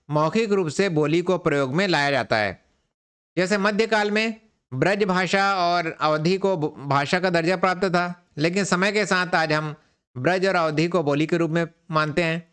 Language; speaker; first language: Hindi; native; Hindi